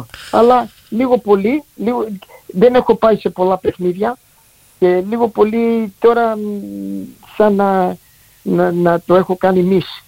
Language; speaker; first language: Greek; early bilingual, heritage; Greek